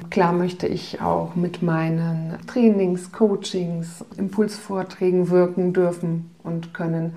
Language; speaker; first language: German; early bilingual, other home language; Polish